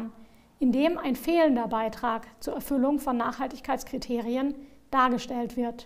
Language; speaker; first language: German; native; German